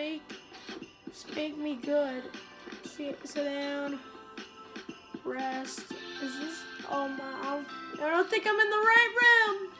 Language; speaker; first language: English; native; English